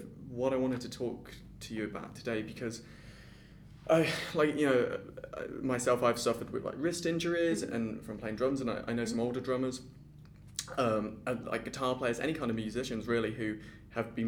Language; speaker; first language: English; native; English